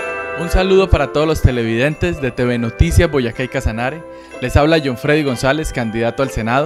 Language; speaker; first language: Spanish; native; Spanish